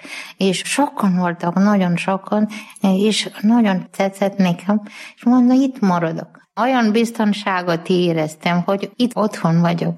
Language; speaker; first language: Hungarian; non-native, learner; Malayalam